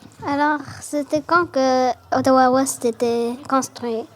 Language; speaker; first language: French; early bilingual, other home language; Arabic